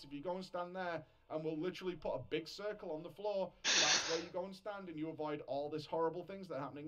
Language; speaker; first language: English; native; English